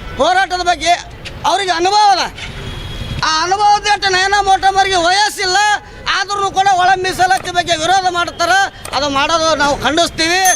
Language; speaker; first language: Kannada; native; Kannada